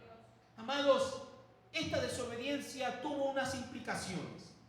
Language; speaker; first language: Spanish; native; Spanish